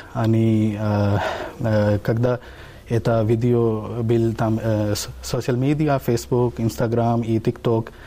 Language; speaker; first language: Russian; non-native, learner; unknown